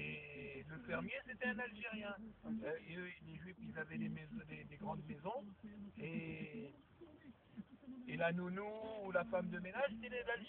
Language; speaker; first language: French; non-native, local second language; Arabic